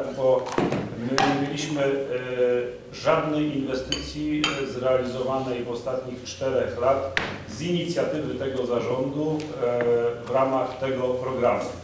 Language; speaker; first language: Polish; native; Polish